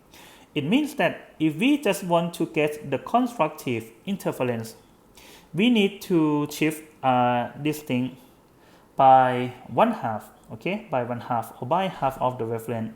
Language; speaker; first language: English; non-native, fluent; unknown